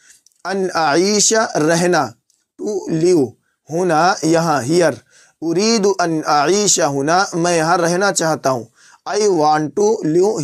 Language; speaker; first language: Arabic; non-native, fluent; Urdu